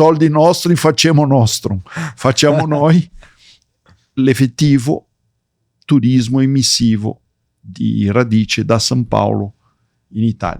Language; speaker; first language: Italian; early bilingual, heritage; Portuguese